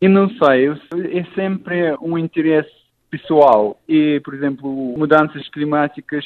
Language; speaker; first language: Portuguese; non-native, fluent; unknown